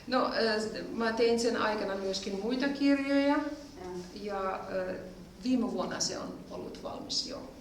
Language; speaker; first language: Finnish; non-native, fluent; German